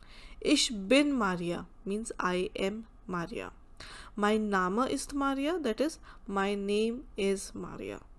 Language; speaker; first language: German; non-native, fluent; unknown